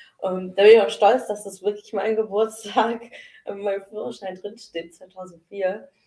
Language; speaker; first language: German; early bilingual, other home language; Italian